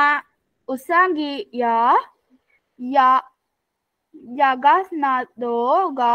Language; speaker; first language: Japanese; non-native, learner; Sinhala